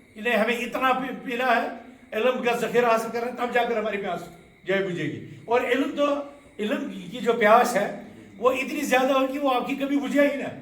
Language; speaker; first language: Urdu; non-native, local second language; Kashmiri